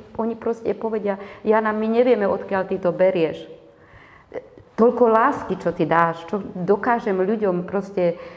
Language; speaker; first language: Slovak; non-native, local second language; Hungarian